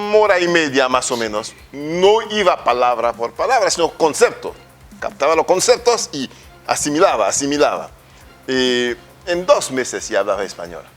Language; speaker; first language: Spanish; non-native, fluent; French